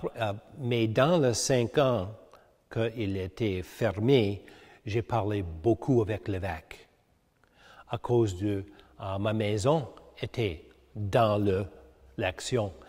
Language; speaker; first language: French; early bilingual, heritage; English